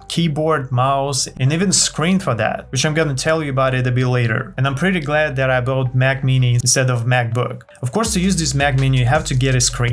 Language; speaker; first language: English; non-native, fluent; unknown